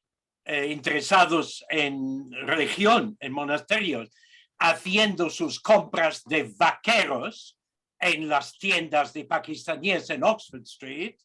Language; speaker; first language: Spanish; non-native, fluent; English